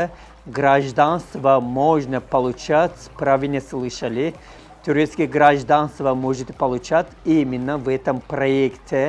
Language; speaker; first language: Russian; non-native, learner; Turkish